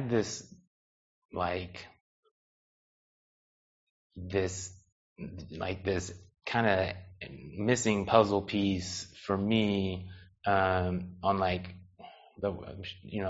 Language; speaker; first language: English; native; English